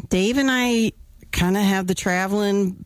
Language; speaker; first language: English; native; English